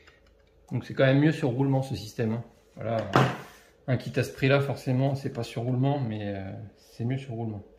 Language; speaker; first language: French; native; French